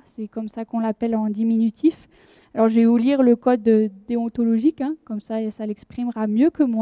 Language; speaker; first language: French; native; French